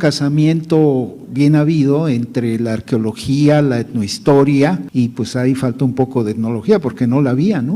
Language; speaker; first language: Spanish; native; Spanish